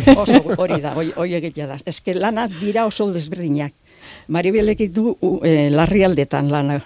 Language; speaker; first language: Basque; native; Basque